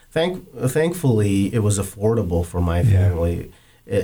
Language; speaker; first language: English; non-native, local second language; Kannada